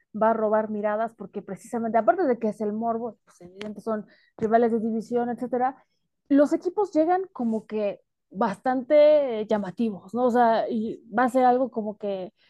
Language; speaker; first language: Spanish; native; Spanish